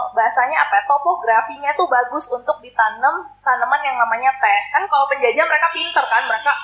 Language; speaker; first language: Indonesian; native; Indonesian